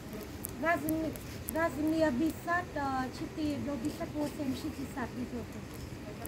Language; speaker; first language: Russian; non-native, learner; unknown